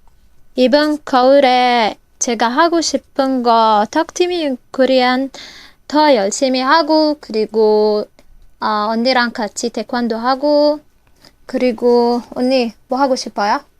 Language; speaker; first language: Korean; non-native, learner; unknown